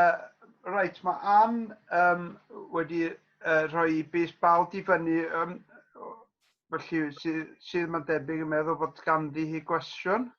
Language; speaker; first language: Welsh; native; Welsh